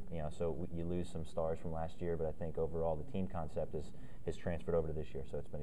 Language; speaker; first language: English; native; English